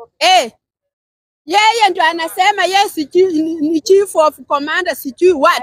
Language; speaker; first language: Swahili; non-native, local second language; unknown